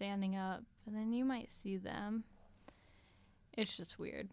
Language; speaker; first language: English; native; English